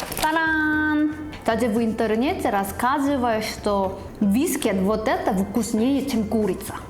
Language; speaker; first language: Russian; non-native, learner; Korean